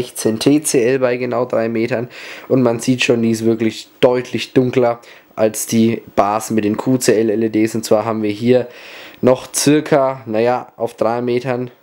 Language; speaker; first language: German; native; German